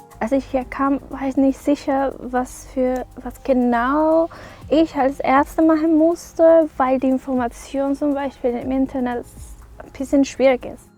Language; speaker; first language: German; non-native, fluent; Spanish